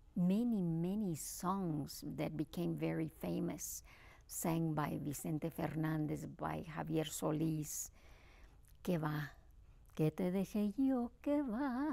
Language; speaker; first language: English; early bilingual, other home language; Spanish